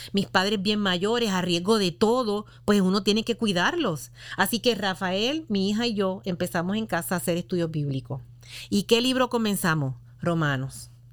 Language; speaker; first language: Spanish; native; Spanish